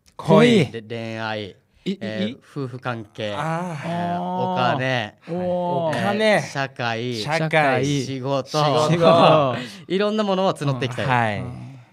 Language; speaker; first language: Japanese; native; Japanese